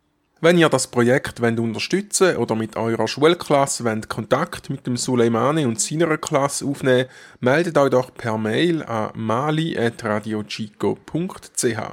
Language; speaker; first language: German; native; German